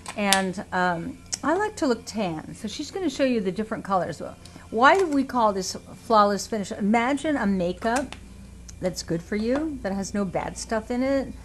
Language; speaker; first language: English; native; English